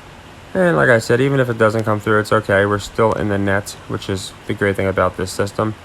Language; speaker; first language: English; native; English